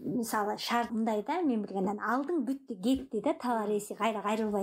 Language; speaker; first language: Kyrgyz; native; Kyrgyz